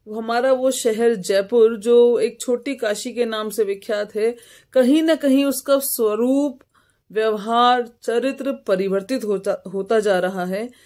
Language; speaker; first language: Hindi; native; Hindi